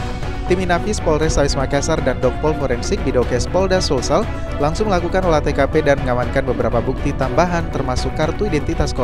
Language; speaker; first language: Indonesian; native; Indonesian